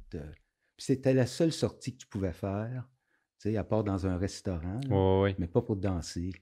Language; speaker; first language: French; native; French